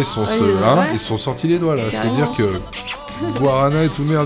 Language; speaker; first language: French; native; French